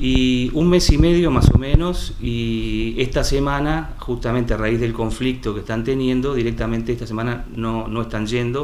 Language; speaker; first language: Spanish; native; Spanish